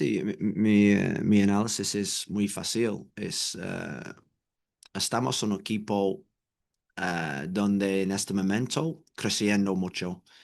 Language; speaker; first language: Spanish; non-native, learner; English